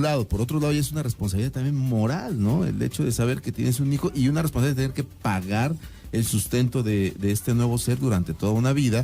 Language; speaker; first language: Spanish; native; Spanish